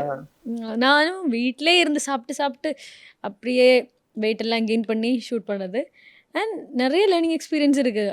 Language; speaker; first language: Tamil; non-native, fluent; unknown